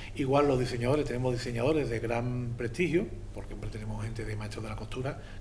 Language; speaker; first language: Spanish; native; Spanish